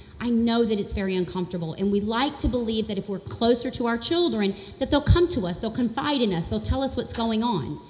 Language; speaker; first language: English; native; English